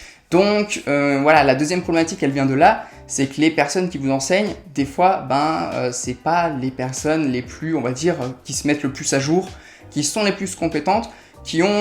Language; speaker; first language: French; native; French